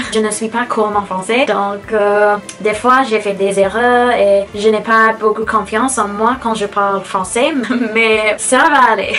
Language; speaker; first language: French; non-native, learner; English